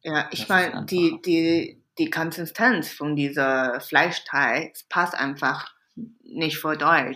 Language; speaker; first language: German; non-native, fluent; Chinese